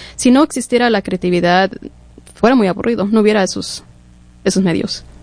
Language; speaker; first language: Spanish; early bilingual, heritage; English